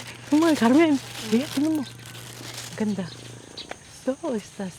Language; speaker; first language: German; non-native, fluent; Filipino